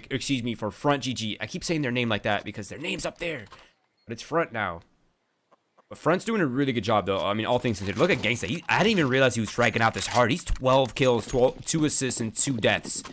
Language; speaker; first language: English; native; English